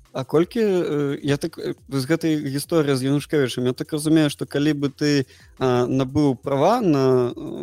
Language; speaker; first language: Belarusian; non-native, local second language; Russian